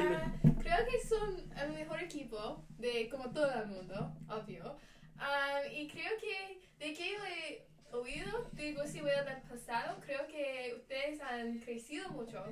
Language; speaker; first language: Spanish; non-native, learner; English